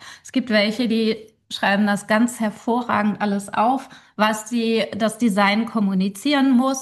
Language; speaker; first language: German; native; German